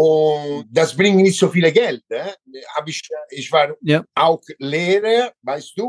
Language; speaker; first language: German; non-native, learner; Italian